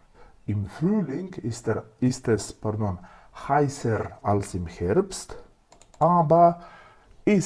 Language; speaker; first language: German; non-native, fluent; Macedonian